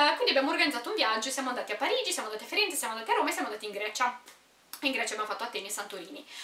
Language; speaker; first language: Italian; early bilingual, other home language; Romanian